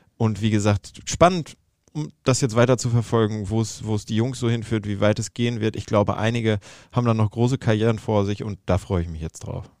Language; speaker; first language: German; native; German